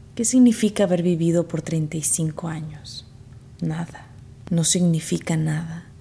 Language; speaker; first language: Spanish; native; Spanish